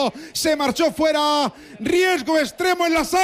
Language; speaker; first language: Spanish; native; Spanish